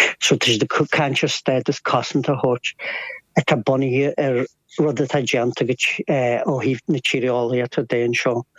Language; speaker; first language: Irish; native; Irish